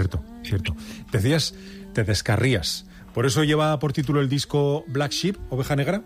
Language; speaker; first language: Spanish; native; Spanish